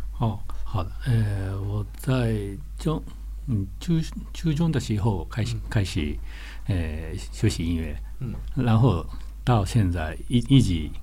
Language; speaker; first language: Chinese; non-native, learner; Japanese